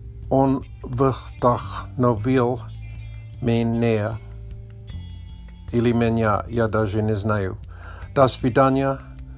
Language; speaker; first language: Russian; non-native, learner; English